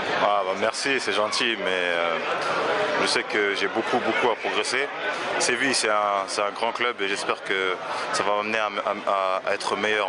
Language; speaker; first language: French; native; French